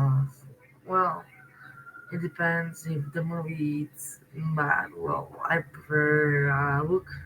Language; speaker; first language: English; non-native, learner; Spanish